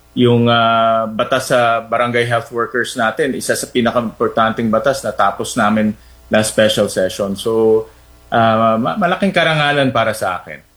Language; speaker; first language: Filipino; native; Filipino